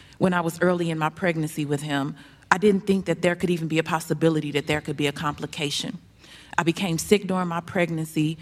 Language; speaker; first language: English; native; English